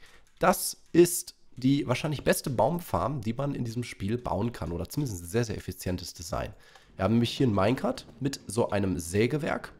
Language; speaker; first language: German; native; German